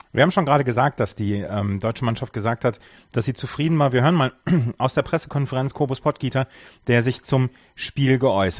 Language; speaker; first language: German; native; German